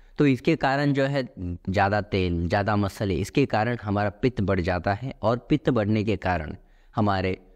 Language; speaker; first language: Hindi; non-native, local second language; Marathi